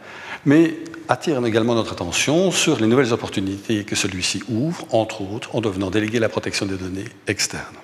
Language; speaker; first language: French; native; French